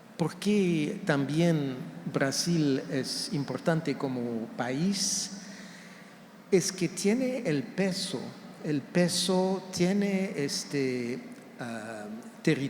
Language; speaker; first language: Spanish; non-native, fluent; French